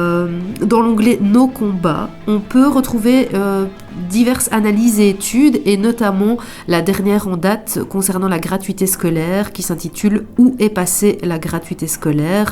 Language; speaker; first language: French; native; French